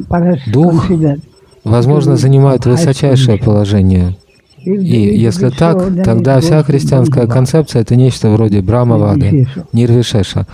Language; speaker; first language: Russian; native; Russian